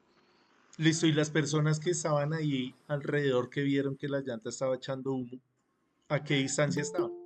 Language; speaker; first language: Spanish; native; Spanish